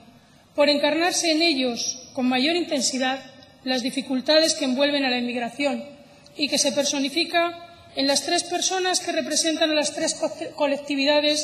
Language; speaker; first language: Spanish; native; Spanish